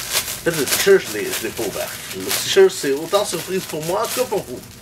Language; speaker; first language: French; native; French